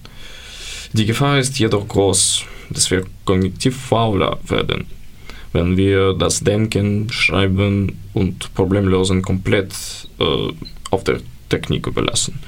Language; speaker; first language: German; non-native, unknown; Ukrainian